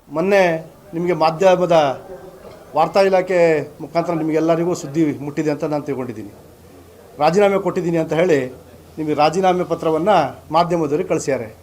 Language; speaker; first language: Kannada; non-native, local second language; Lambadi